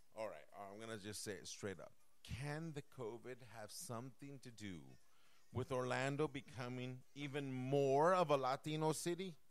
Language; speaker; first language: English; early bilingual, other home language; Spanish